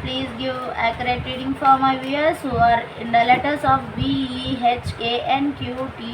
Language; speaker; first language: English; non-native, local second language; Telugu